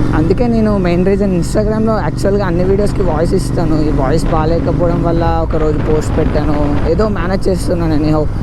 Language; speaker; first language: Telugu; non-native, local second language; Urdu